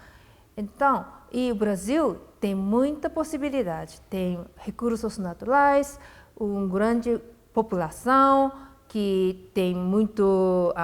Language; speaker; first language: Portuguese; non-native, fluent; Japanese